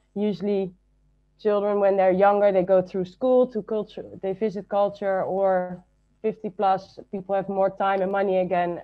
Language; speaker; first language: English; non-native, fluent; Dutch